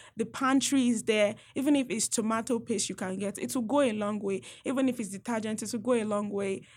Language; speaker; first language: English; non-native, local second language; Yoruba